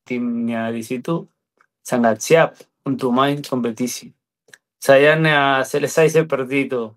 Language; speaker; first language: Indonesian; non-native, fluent; Spanish